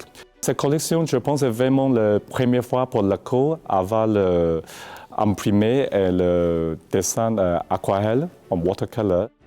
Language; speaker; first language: French; non-native, learner; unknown